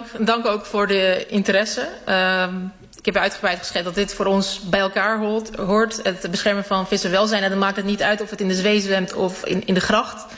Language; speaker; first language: Dutch; early bilingual, other home language; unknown